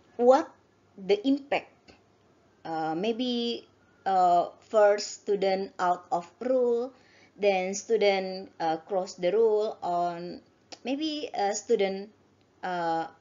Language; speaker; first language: English; non-native, learner; Indonesian